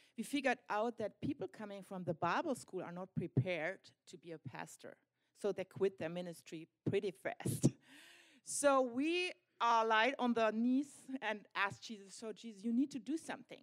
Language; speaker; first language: English; non-native, fluent; German